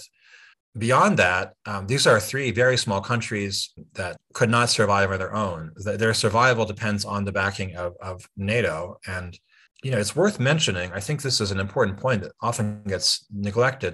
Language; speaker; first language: English; native; English